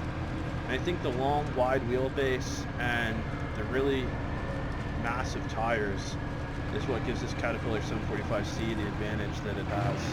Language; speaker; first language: English; native; English